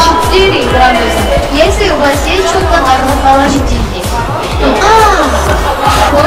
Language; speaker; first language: Russian; non-native, learner; Korean